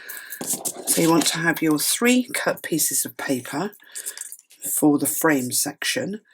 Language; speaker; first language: English; native; English